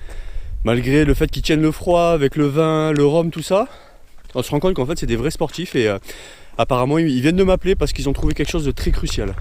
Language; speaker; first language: French; native; French